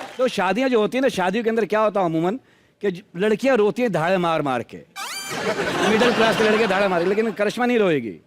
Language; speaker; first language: Hindi; native; Hindi